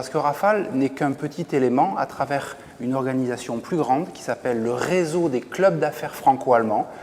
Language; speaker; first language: French; native; French